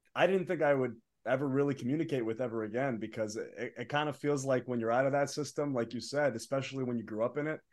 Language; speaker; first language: English; early bilingual, other home language; Arabic